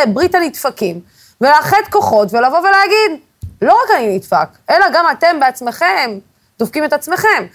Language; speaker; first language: Hebrew; non-native, local second language; Arabic